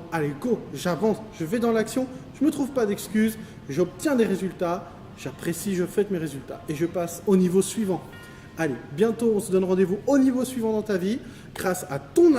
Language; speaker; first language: French; native; French